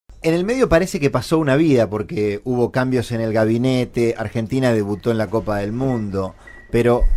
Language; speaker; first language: Spanish; native; Spanish